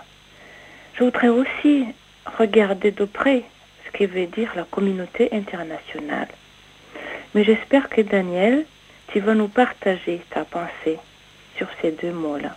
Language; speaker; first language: French; non-native, local second language; Kinyarwanda